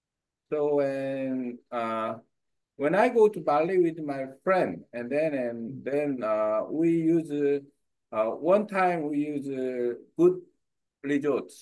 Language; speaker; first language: English; non-native, learner; Korean